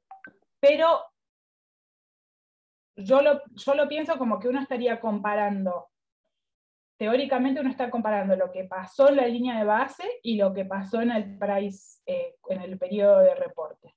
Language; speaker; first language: Spanish; native; Spanish